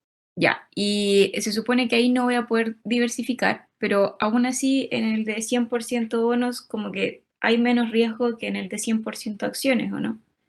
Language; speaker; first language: Spanish; native; Spanish